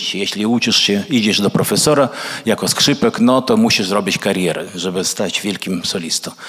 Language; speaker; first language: Polish; early bilingual, other home language; Russian